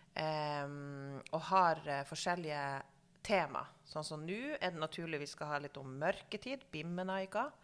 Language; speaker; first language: Norwegian; native; Norwegian